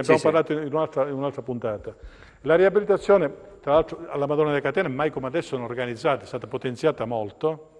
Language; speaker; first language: Italian; native; Italian